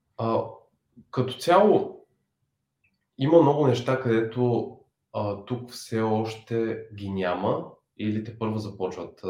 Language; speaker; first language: Bulgarian; native; Bulgarian